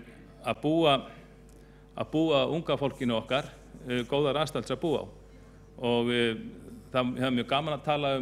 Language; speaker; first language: Icelandic; native; Icelandic